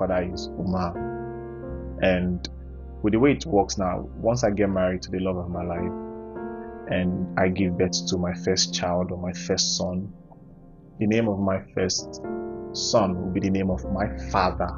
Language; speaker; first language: English; non-native, local second language; Igbo